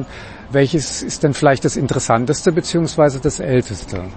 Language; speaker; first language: German; native; German